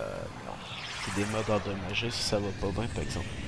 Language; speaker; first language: French; native; French